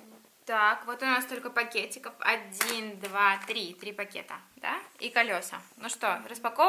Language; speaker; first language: Russian; native; Russian